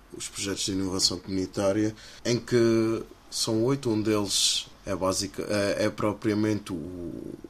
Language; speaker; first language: Portuguese; native; Portuguese